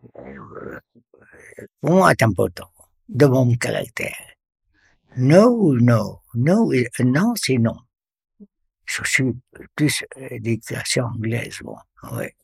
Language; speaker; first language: French; non-native, local second language; Arabic